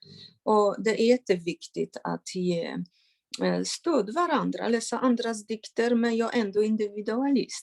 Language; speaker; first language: Swedish; non-native, fluent; Polish